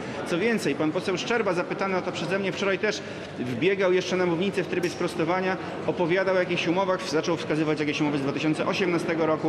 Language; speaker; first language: Polish; native; Polish